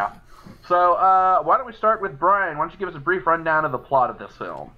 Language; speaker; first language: English; native; English